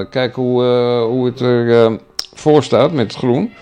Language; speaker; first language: Dutch; native; Dutch